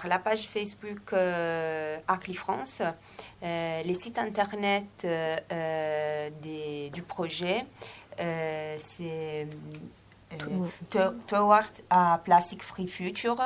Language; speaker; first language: French; non-native, fluent; Italian